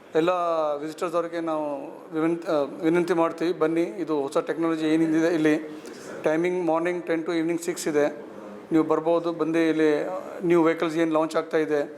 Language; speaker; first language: Kannada; non-native, local second language; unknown